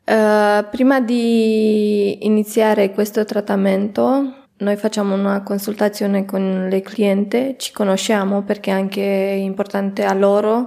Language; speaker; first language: Italian; non-native, fluent; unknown